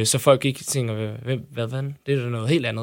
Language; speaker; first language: Danish; native; Danish